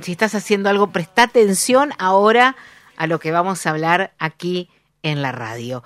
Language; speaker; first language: Spanish; native; Spanish